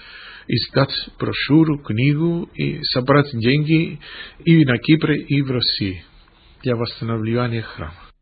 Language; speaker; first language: Russian; non-native, fluent; Greek